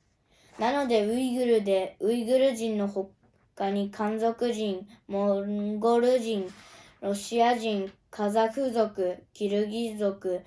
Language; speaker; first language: Japanese; early bilingual, other home language; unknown